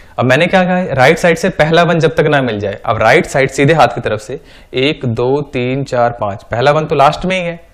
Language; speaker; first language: Hindi; native; Hindi